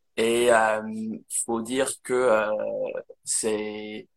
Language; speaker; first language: French; non-native, fluent; English